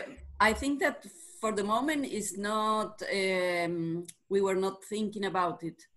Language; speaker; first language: English; non-native, learner; Spanish